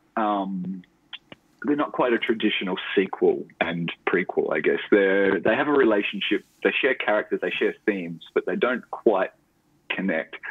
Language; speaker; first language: English; native; English